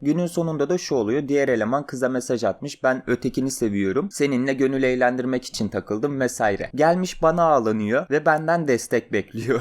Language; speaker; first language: Turkish; native; Turkish